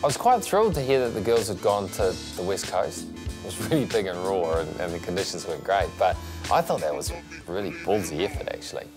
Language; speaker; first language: English; native; English